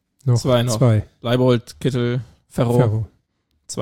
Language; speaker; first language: German; native; German